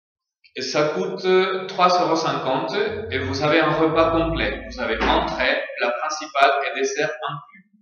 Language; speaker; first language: French; non-native, fluent; Spanish